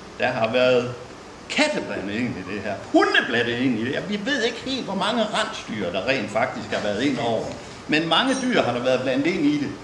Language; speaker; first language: Danish; native; Danish